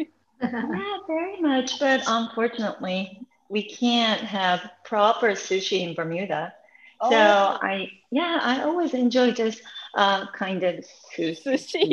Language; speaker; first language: English; non-native, fluent; Japanese